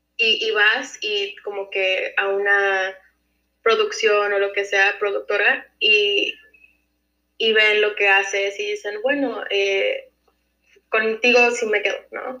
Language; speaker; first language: Spanish; early bilingual, heritage; Spanish